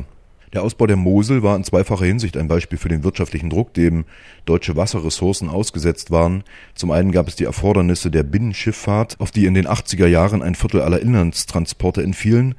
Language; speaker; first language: German; native; German